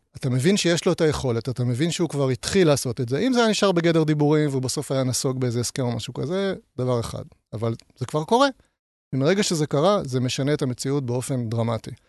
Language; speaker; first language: Hebrew; native; Hebrew